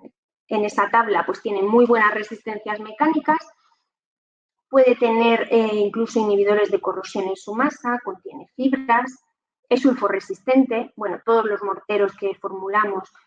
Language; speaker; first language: Spanish; native; Spanish